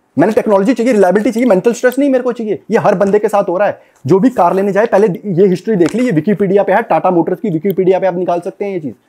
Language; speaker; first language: Hindi; non-native, local second language; Punjabi